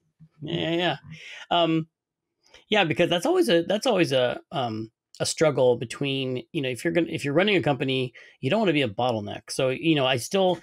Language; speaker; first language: English; native; English